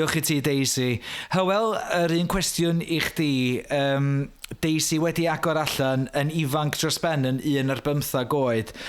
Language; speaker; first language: Welsh; native; Welsh